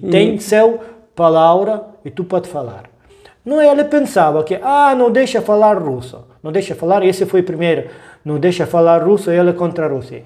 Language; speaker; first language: Portuguese; non-native, learner; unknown